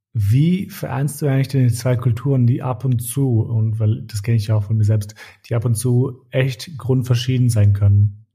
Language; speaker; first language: German; early bilingual, other home language; Albanian